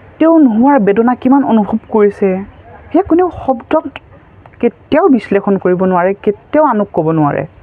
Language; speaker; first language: Assamese; native; Assamese